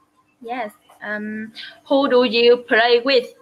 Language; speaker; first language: English; non-native, learner; Vietnamese